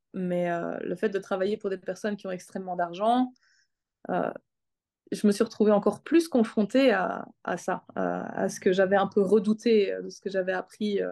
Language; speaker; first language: French; native; French